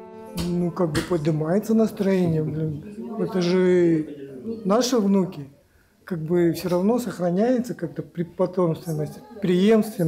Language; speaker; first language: Russian; native; Russian